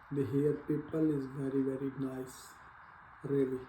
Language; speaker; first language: English; non-native, learner; Urdu